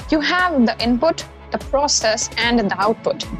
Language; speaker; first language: English; non-native, local second language; Maithili